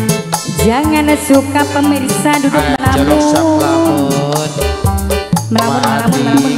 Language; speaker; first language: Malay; non-native, local second language; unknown